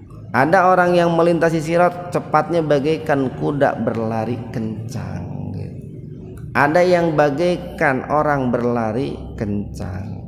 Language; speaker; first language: Indonesian; native; Indonesian